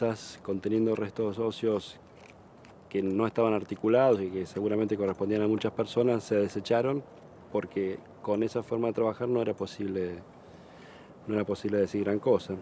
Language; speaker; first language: Spanish; native; Spanish